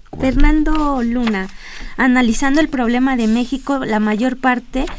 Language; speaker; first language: Spanish; native; Spanish